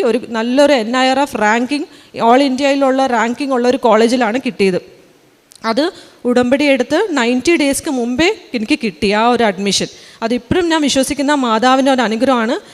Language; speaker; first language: Malayalam; early bilingual, heritage; Malayalam